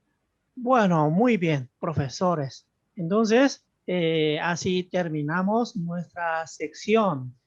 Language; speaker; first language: Spanish; non-native, fluent; Korean